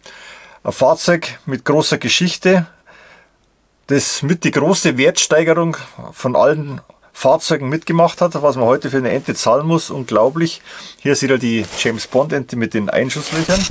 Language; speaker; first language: German; native; German